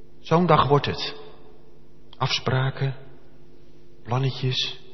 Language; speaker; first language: Dutch; native; Dutch